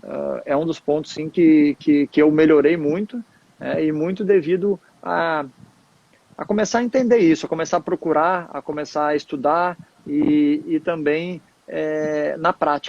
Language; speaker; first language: Portuguese; native; Portuguese